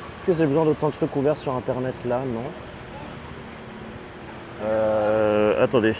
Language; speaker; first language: French; native; French